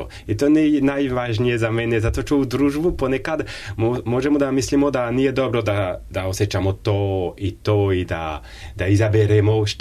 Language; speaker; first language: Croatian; non-native, learner; French